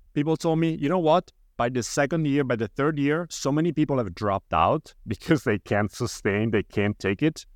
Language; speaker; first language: English; non-native, fluent; Italian